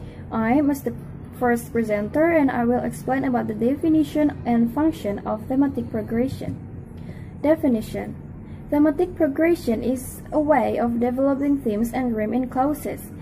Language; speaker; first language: English; non-native, fluent; Indonesian